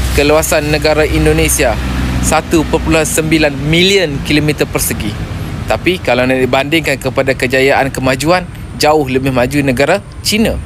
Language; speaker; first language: Malay; native; Malay